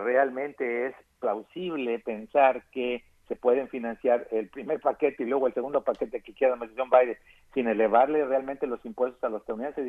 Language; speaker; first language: Spanish; native; Spanish